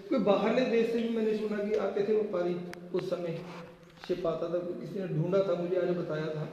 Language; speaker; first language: Hindi; non-native, local second language; Punjabi